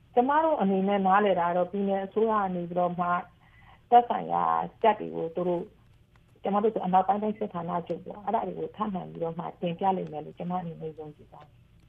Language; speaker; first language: Burmese; native; Burmese